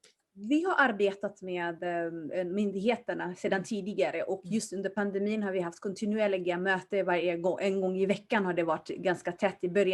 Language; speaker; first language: Swedish; early bilingual, other home language; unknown